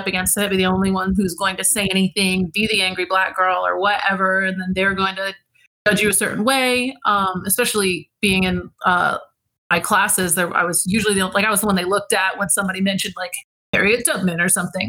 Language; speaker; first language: English; native; English